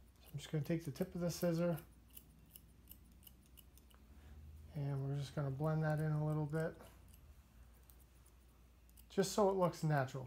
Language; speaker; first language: English; native; English